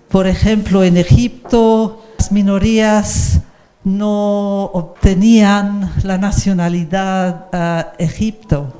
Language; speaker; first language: Spanish; non-native, fluent; English